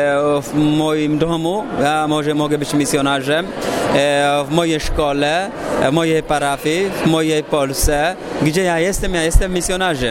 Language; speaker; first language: Polish; non-native, fluent; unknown